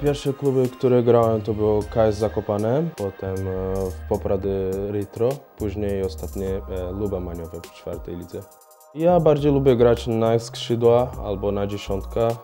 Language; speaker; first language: Polish; non-native, fluent; Portuguese